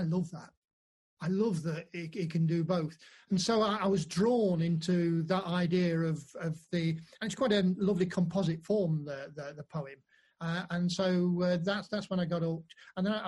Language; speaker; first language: English; native; English